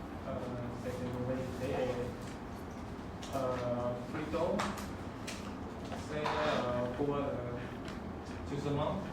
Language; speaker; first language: French; non-native, learner; Khmer